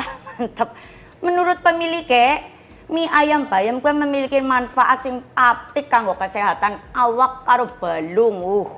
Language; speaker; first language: Indonesian; non-native, local second language; Javanese